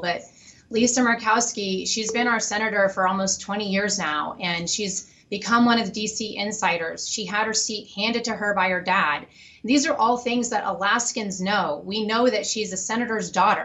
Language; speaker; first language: English; native; English